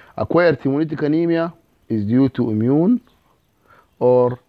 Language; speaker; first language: English; non-native, fluent; Arabic